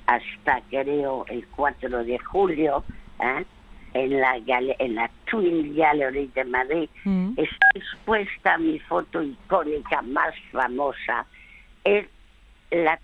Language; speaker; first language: Spanish; early bilingual, other home language; French